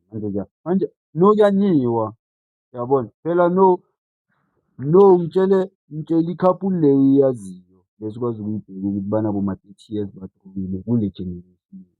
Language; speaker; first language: Zulu; native; Zulu